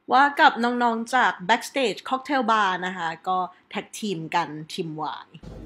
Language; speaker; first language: Thai; native; Thai